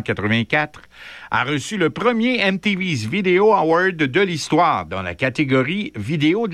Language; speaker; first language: French; native; French